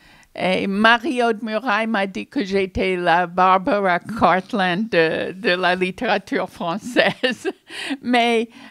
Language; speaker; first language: French; non-native, fluent; English